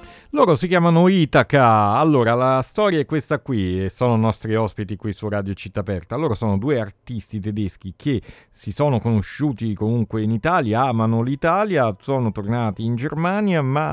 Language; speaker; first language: Italian; native; Italian